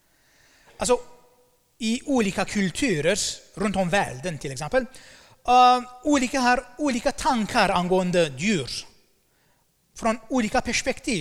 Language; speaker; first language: Swedish; non-native, fluent; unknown